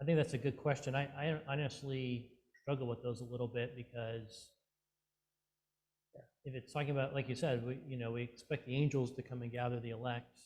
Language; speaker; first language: English; native; English